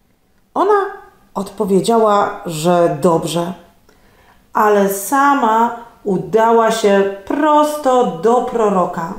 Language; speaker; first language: Polish; native; Polish